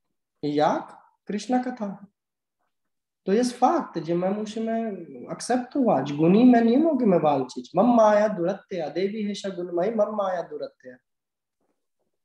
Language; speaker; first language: Polish; non-native, learner; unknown